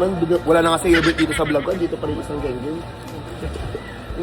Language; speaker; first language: Filipino; native; Filipino